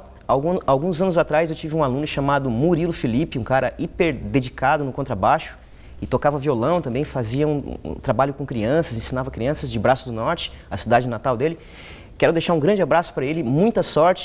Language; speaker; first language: Portuguese; native; Portuguese